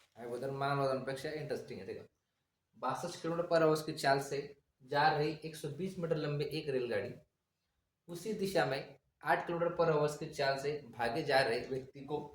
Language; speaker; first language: Hindi; non-native, local second language; Marathi